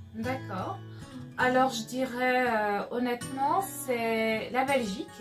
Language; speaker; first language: French; non-native, local second language; Lingala